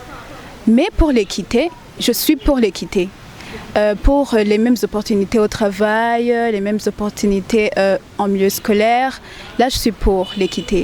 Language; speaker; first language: French; non-native, local second language; Rundi